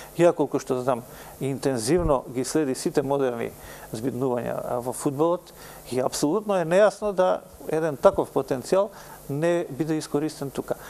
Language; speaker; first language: Macedonian; native; Macedonian